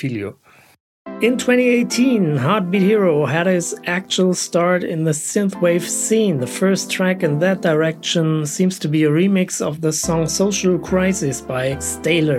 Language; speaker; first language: English; non-native, fluent; German